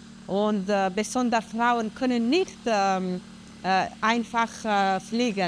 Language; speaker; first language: German; non-native, learner; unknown